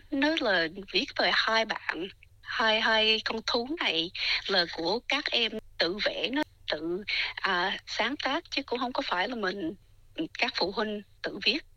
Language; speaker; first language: Vietnamese; early bilingual, heritage; Vietnamese